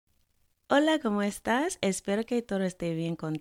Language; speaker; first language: Spanish; non-native, fluent; English